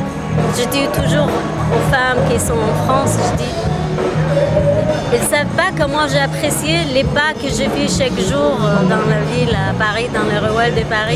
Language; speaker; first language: French; non-native, fluent; Arabic